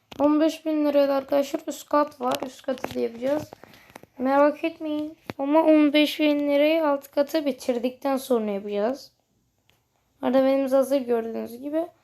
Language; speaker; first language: Turkish; native; Turkish